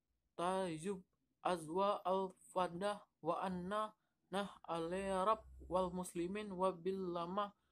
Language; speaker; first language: Arabic; non-native, learner; Indonesian